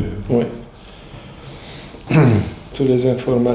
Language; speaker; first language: French; non-native, fluent; Polish